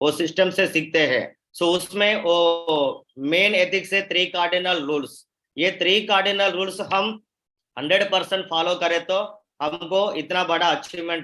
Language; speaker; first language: Hindi; non-native, local second language; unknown